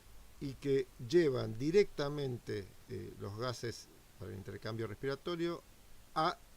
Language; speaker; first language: Spanish; native; Spanish